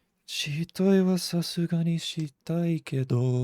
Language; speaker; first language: Japanese; non-native, fluent; English